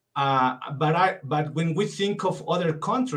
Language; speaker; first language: English; non-native, fluent; Spanish